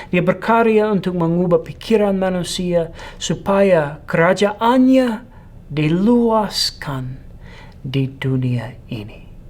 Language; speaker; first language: Malay; non-native, fluent; English